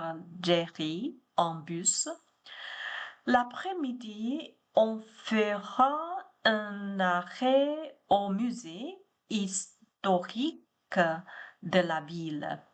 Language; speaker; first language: French; non-native, learner; Chinese